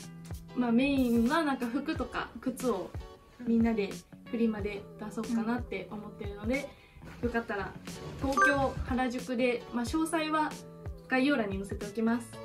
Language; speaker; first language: Japanese; native; Japanese